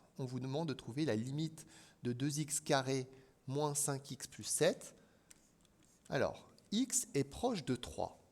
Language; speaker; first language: French; native; French